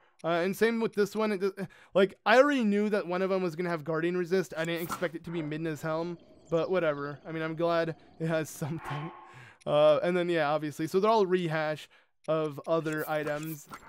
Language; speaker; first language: English; native; English